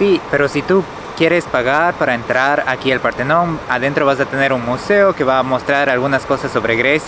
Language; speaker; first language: Spanish; native; Spanish